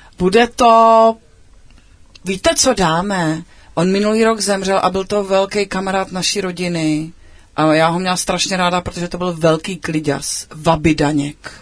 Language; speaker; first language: Czech; native; Czech